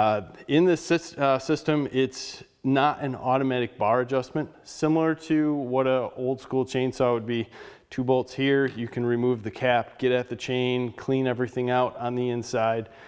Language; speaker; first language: English; native; English